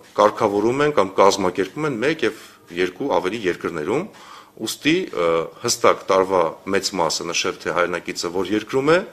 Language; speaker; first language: Armenian; native; Armenian